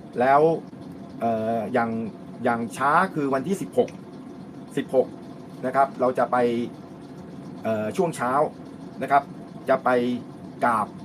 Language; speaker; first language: Thai; native; Thai